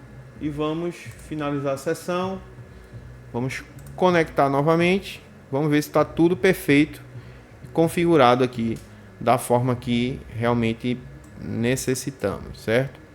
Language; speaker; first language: Portuguese; native; Portuguese